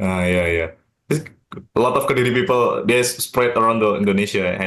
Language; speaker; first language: English; non-native, learner; Indonesian